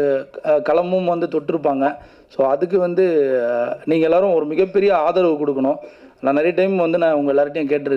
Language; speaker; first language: Tamil; native; Tamil